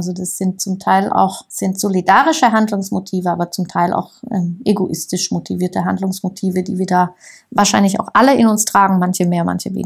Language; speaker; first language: German; native; German